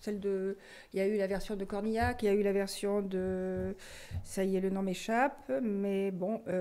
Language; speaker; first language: French; native; French